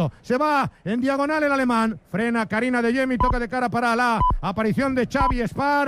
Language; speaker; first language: Spanish; native; Spanish